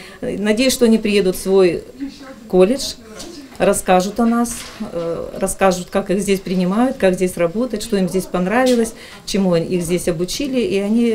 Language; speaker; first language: Russian; native; Russian